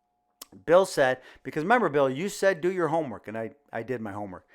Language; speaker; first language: English; native; English